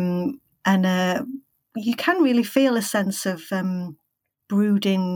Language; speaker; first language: English; native; English